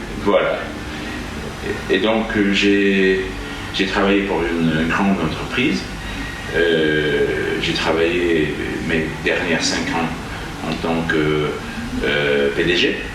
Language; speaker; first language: French; non-native, fluent; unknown